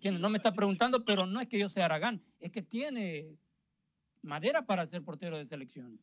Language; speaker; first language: Spanish; native; Spanish